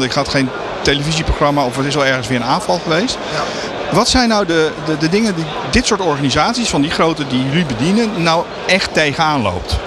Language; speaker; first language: Dutch; native; Dutch